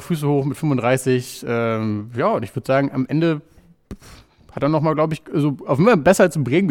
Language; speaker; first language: German; native; German